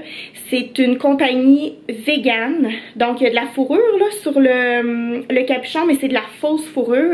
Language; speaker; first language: French; native; French